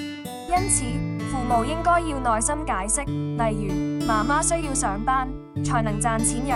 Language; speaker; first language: Cantonese; native; Cantonese